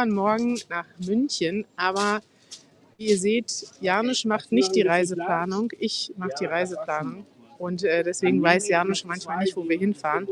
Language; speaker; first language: German; native; German